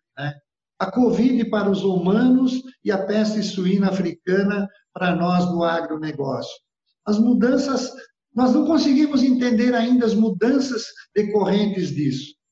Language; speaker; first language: Portuguese; early bilingual, other home language; Italian